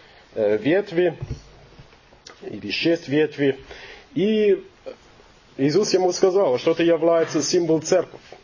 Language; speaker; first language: Russian; non-native, fluent; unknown